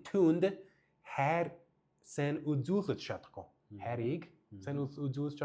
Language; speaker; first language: Mongolian; non-native, learner; English